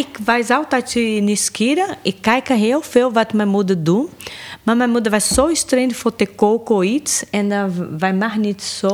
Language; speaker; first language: Dutch; non-native, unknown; Portuguese